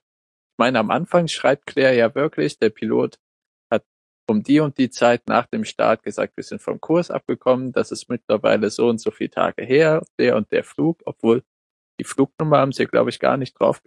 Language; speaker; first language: German; native; German